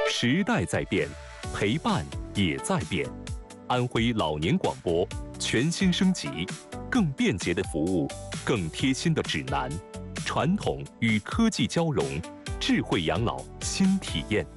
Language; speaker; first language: Chinese; native; Chinese